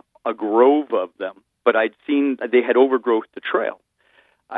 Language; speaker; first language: English; native; English